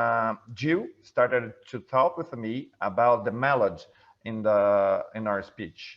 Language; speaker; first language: English; non-native, fluent; Portuguese